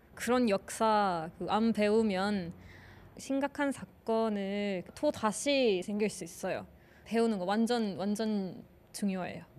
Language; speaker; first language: Korean; non-native, learner; Finnish